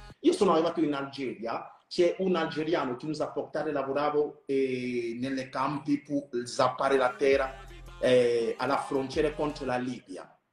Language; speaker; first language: Italian; non-native, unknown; French